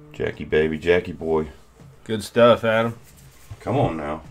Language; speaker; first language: English; native; English